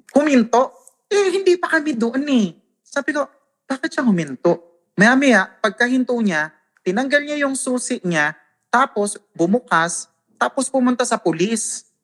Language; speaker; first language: Filipino; non-native, local second language; Waray